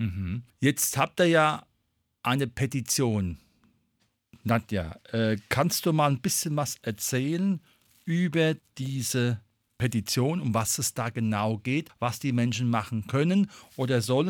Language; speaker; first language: German; native; German